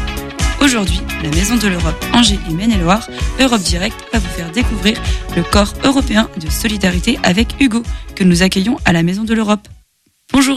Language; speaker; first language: French; native; French